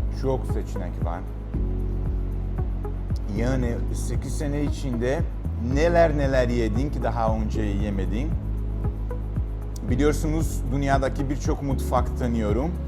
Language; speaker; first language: Turkish; non-native, learner; Portuguese